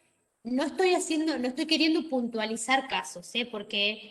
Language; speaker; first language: Spanish; native; Spanish